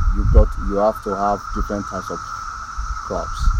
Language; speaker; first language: English; non-native, local second language; Yoruba